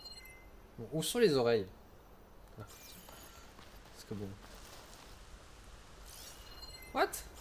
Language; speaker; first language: French; native; French